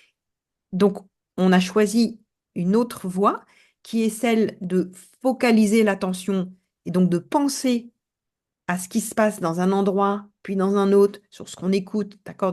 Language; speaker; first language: French; native; French